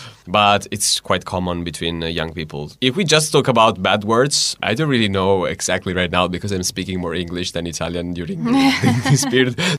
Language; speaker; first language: English; non-native, fluent; Italian